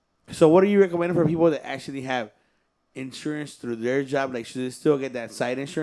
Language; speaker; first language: English; early bilingual, other home language; Spanish